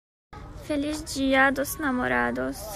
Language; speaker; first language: Portuguese; non-native, learner; Spanish